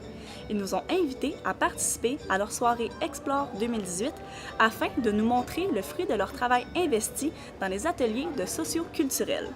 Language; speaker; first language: French; native; French